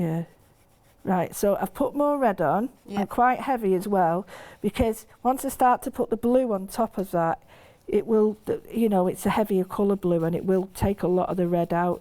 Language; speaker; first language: English; native; English